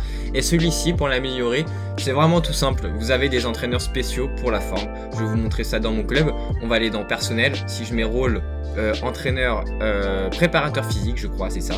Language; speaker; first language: French; native; French